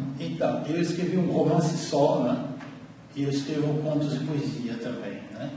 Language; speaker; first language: Portuguese; early bilingual, other home language; French